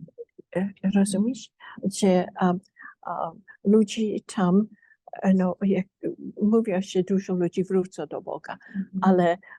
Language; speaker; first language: Polish; early bilingual, heritage; English